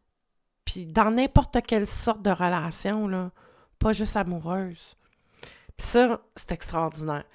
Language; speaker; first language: French; native; French